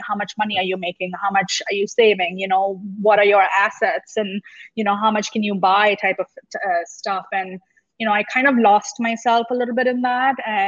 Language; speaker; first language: English; non-native, local second language; Gujarati